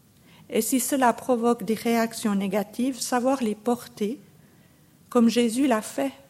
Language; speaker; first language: French; native; French